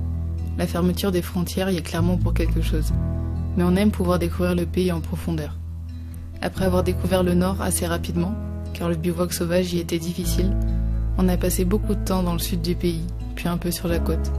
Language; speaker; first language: French; native; French